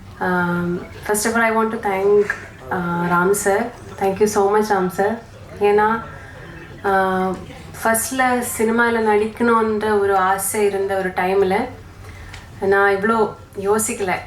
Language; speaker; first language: Tamil; non-native, fluent; Malayalam